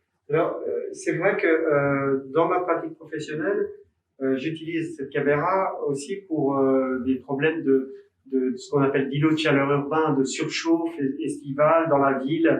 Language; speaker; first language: French; native; French